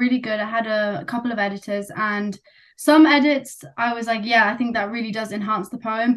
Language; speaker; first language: English; non-native, local second language; Nepali